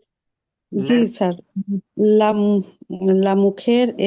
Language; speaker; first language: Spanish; non-native, learner; Urdu